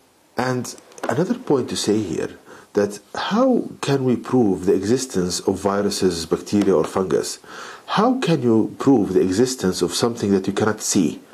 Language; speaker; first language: English; non-native, fluent; Arabic